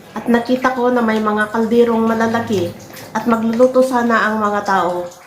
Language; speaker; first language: Filipino; native; Filipino